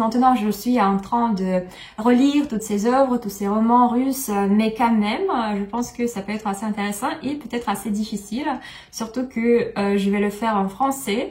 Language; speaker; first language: French; non-native, fluent; Russian